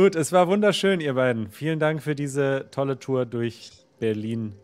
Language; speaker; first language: German; native; German